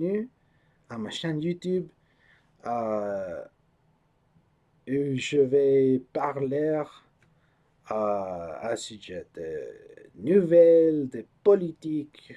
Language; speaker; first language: French; non-native, learner; English